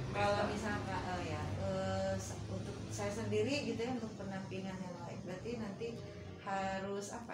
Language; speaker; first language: Indonesian; non-native, local second language; Sundanese